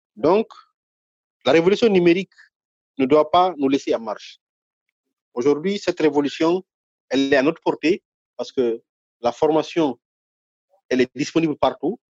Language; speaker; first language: French; non-native, local second language; Fula